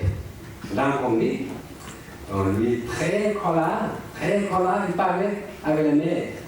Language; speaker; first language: French; non-native, learner; Tibetan